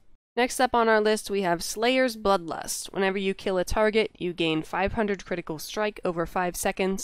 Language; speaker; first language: English; native; English